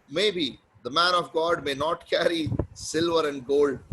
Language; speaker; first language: English; non-native, local second language; Hindi